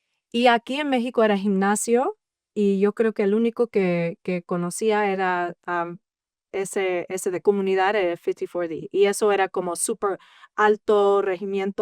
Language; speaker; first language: Spanish; early bilingual, heritage; English